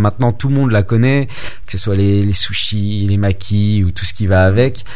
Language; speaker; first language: French; early bilingual, other home language; Vietnamese